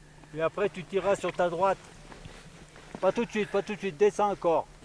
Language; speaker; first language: French; native; French